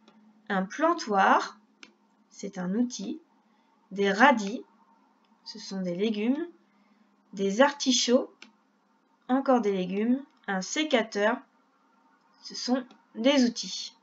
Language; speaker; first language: French; native; French